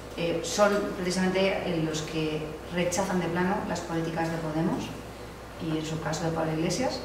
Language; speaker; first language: Spanish; native; Spanish